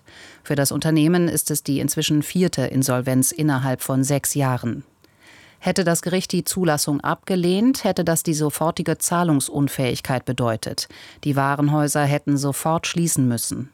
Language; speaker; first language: German; native; German